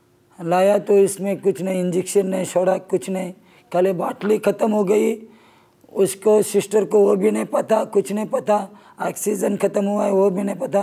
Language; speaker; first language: Hindi; non-native, local second language; Marathi